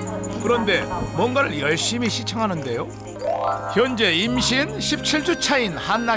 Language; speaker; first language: Korean; native; Korean